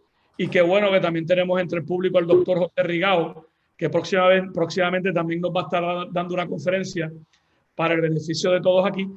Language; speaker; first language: Spanish; native; Spanish